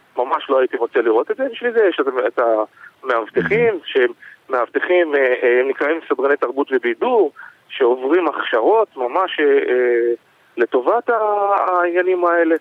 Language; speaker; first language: Hebrew; native; Hebrew